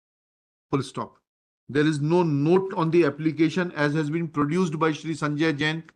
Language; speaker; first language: English; non-native, local second language; Hindi